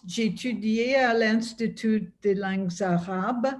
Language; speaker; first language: French; non-native, fluent; English